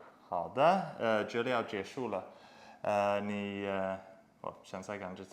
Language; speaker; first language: Chinese; non-native, fluent; English